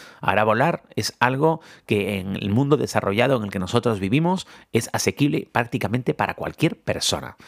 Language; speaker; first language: Spanish; native; Spanish